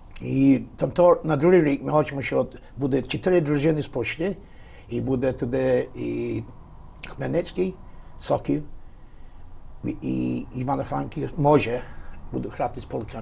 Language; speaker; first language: Polish; non-native, learner; Ukrainian